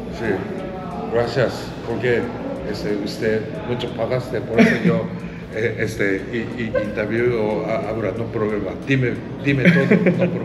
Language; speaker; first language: Spanish; non-native, learner; Japanese